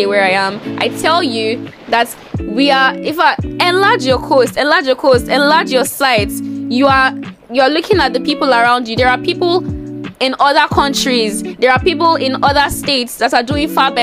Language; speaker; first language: English; non-native, local second language; Yoruba